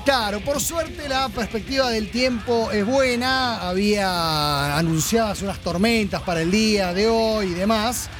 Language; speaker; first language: Spanish; native; Spanish